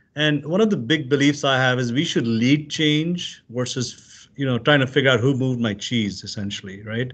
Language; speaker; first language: English; non-native, local second language; Urdu